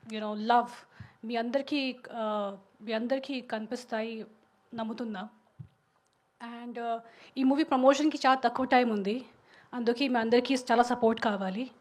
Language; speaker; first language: Telugu; non-native, fluent; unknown